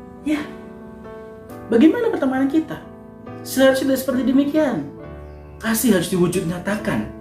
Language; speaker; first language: Indonesian; native; Indonesian